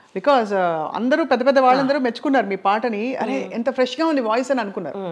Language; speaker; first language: Telugu; native; Telugu